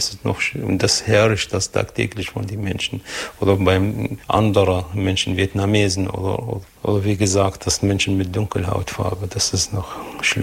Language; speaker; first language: German; non-native, fluent; Arabic